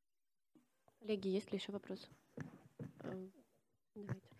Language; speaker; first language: Russian; native; Russian